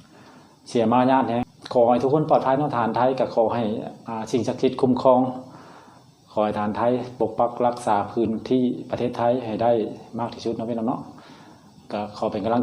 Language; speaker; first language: Thai; non-native, local second language; Lao